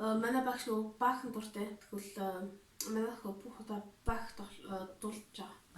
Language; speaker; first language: Mongolian; early bilingual, heritage; Mongolian